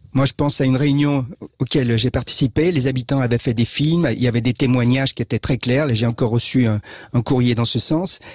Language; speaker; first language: French; native; French